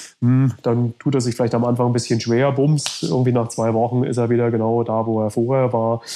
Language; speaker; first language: German; native; German